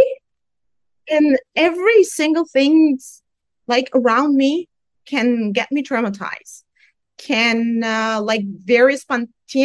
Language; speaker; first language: English; non-native, fluent; Persian